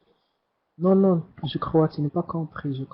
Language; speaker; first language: French; non-native, learner; Arabic